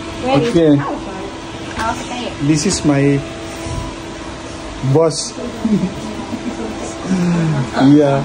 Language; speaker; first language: English; non-native, learner; Indonesian